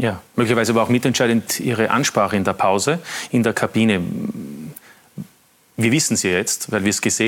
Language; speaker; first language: German; native; German